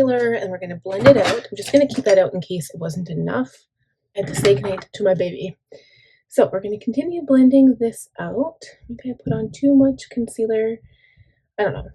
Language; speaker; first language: English; native; English